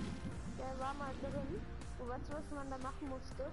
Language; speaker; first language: German; native; German